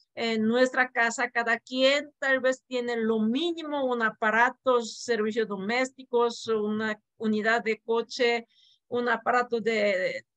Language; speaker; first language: Spanish; non-native, fluent; Korean